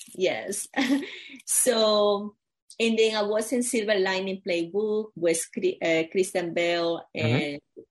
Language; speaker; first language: English; non-native, fluent; Spanish